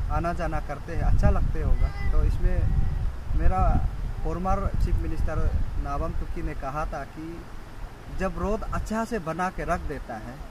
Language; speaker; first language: Hindi; non-native, local second language; Nyishi